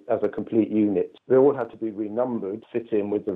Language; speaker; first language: English; native; English